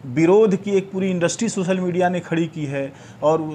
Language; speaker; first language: Hindi; native; Hindi